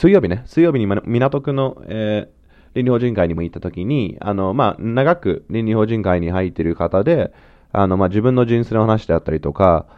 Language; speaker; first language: Japanese; non-native, fluent; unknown